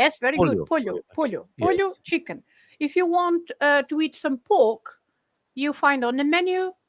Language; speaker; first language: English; non-native, fluent; Portuguese